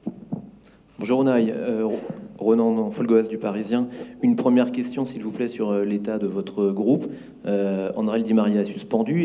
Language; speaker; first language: French; native; French